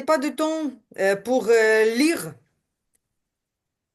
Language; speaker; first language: French; non-native, learner; Ukrainian